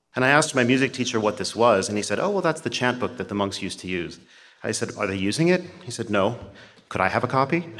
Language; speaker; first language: English; native; English